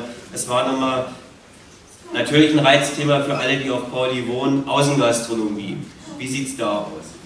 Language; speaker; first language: German; native; German